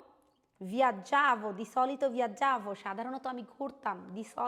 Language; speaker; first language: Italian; non-native, fluent; Bangla